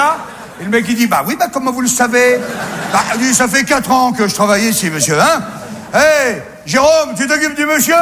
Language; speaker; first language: French; native; French